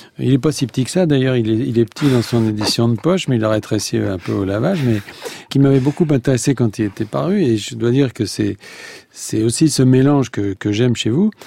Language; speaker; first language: French; native; French